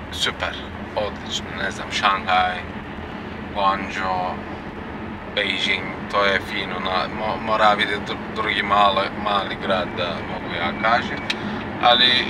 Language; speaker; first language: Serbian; non-native, learner; Turkish